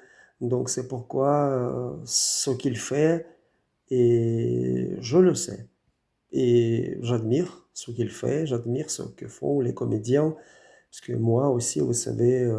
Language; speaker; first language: French; non-native, fluent; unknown